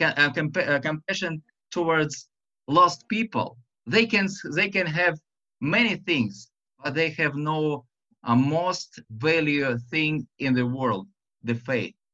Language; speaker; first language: English; non-native, fluent; Russian